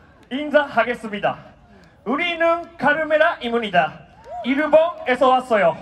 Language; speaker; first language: Korean; non-native, learner; Japanese